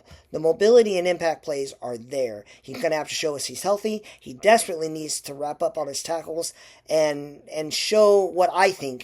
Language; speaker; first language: English; native; English